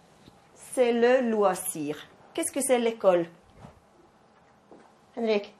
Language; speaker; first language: French; non-native, fluent; Norwegian